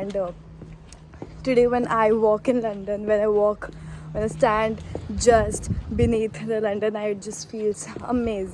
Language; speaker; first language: English; non-native, local second language; Hindi